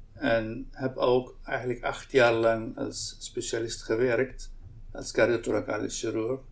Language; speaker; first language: Dutch; non-native, local second language; Arabic